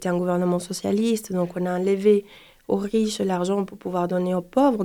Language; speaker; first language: French; non-native, fluent; Spanish